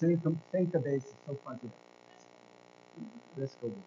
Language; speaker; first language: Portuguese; non-native, learner; English